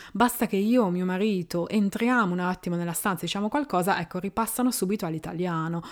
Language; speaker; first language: Italian; native; Italian